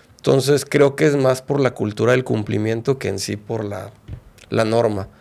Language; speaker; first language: Spanish; native; Spanish